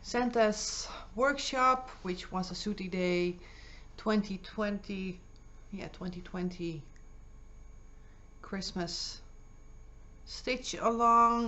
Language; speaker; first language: English; non-native, fluent; Dutch